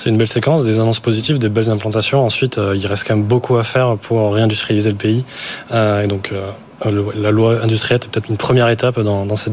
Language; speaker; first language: French; native; French